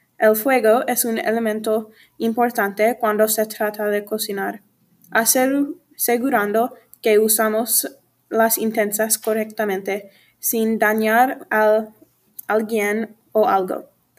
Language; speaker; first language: Spanish; non-native, learner; English